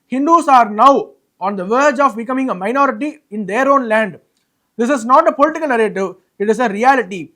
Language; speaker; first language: English; non-native, local second language; Tamil